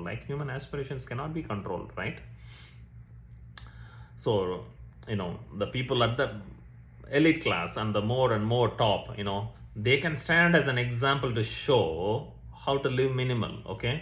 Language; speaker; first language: English; non-native, local second language; Tamil